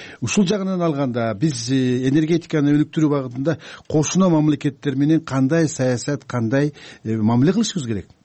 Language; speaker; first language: Kyrgyz; native; Kyrgyz